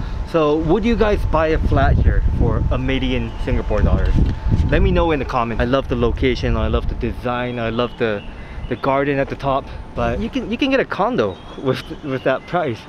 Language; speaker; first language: English; non-native, fluent; Japanese